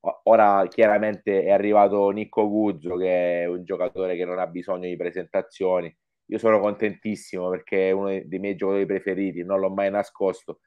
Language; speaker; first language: Italian; native; Italian